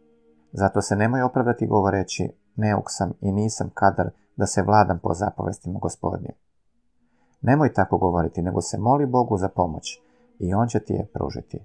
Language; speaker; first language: Serbian; native; Serbian